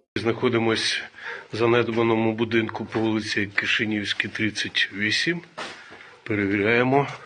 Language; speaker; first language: Ukrainian; native; Ukrainian